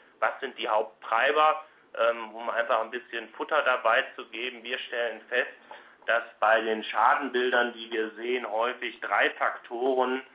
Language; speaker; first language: German; native; German